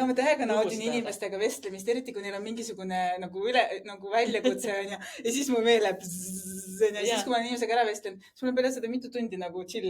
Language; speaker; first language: Estonian; native; Estonian